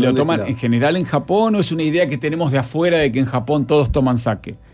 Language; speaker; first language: Spanish; native; Spanish